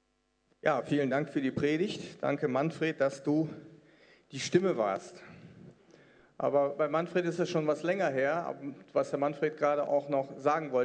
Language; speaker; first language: German; native; German